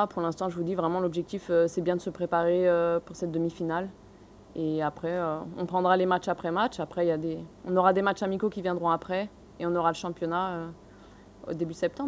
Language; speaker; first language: French; native; French